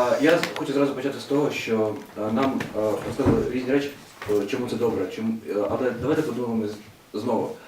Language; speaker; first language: Ukrainian; non-native, local second language; Russian